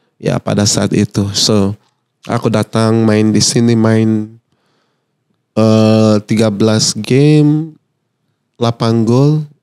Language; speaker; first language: Indonesian; non-native, fluent; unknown